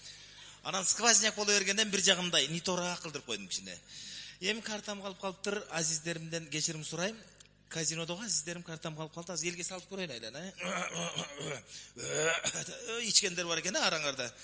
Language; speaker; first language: Kyrgyz; native; Kyrgyz